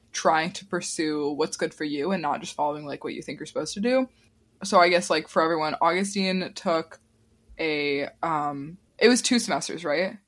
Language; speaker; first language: English; early bilingual, other home language; Italian